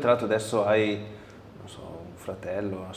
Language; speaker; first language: Italian; native; Italian